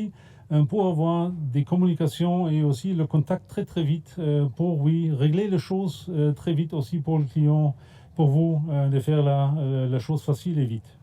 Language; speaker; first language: French; non-native, fluent; German